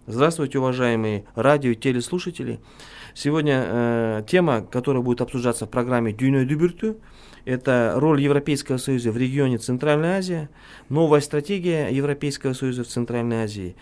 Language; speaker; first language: Russian; non-native, local second language; Kyrgyz